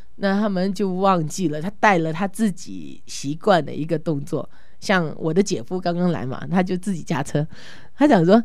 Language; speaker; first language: Chinese; native; Chinese